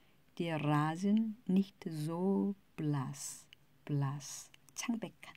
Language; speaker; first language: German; non-native, fluent; Korean